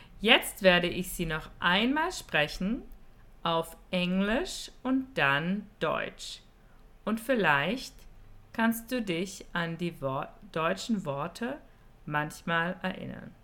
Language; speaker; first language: German; non-native, fluent; English